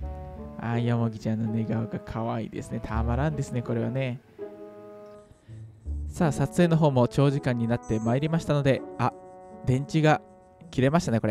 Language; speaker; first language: Japanese; native; Japanese